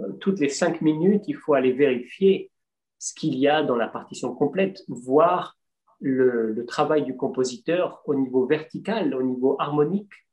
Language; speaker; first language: French; native; French